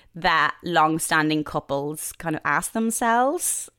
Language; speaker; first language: English; native; English